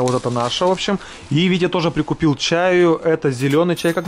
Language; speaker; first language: Russian; native; Russian